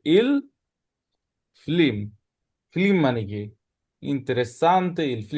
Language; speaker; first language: Italian; non-native, learner; Bangla